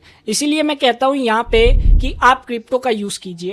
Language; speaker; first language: Hindi; native; Hindi